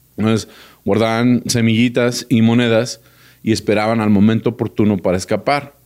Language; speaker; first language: Spanish; early bilingual, heritage; Spanish